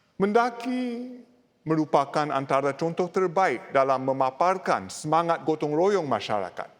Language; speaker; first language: Malay; non-native, local second language; English